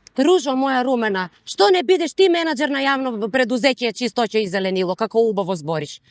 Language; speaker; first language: Macedonian; native; Macedonian